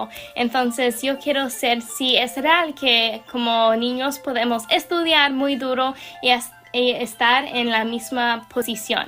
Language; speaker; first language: Spanish; non-native, learner; English